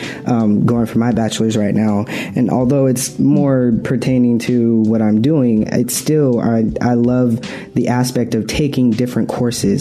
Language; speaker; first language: English; native; English